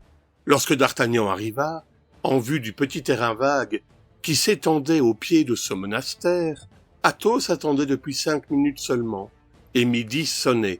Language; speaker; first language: French; native; French